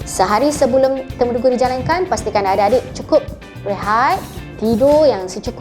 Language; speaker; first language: Malay; native; Malay